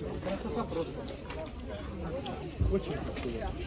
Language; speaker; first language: Russian; non-native, local second language; Turkish